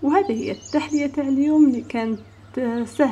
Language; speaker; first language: Arabic; native; Arabic